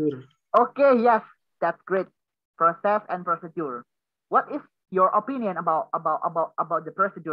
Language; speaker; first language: English; non-native, learner; Indonesian